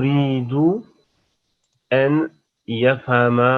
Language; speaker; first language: Arabic; non-native, learner; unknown